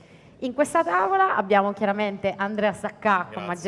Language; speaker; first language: Italian; native; Italian